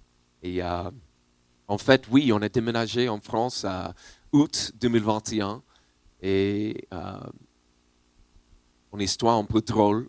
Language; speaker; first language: French; non-native, learner; English